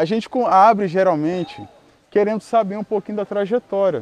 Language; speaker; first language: Portuguese; native; Portuguese